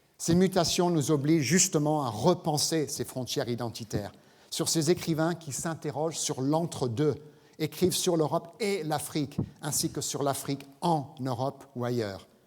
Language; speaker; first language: French; non-native, fluent; English